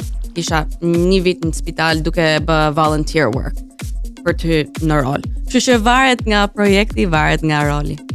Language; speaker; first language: Albanian; early bilingual, heritage; Albanian